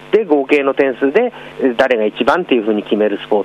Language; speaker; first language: Japanese; native; Japanese